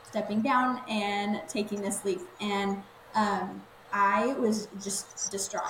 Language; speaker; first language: English; native; English